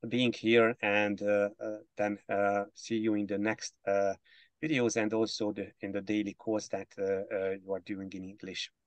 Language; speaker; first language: English; non-native, fluent; Hungarian